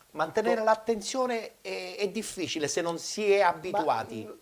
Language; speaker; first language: Italian; native; Italian